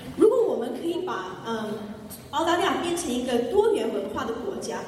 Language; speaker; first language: Chinese; non-native, fluent; English